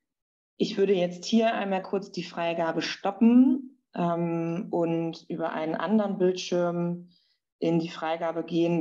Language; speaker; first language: German; native; German